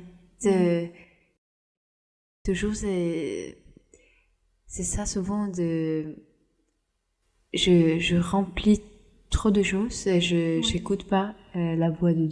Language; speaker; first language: French; non-native, fluent; Norwegian